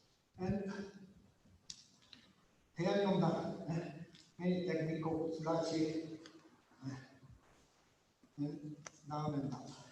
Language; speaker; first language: English; non-native, learner; Italian